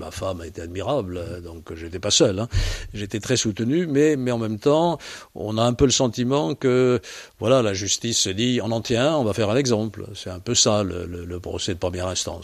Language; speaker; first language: French; native; French